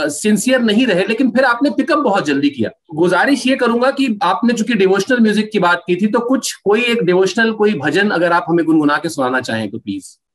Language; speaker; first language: Hindi; native; Hindi